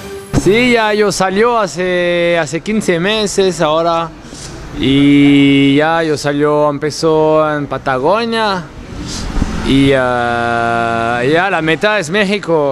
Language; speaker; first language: Spanish; non-native, learner; French